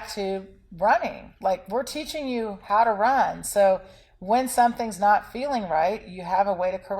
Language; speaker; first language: English; native; English